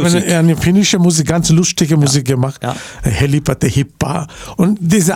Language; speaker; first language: German; non-native, fluent; Bangla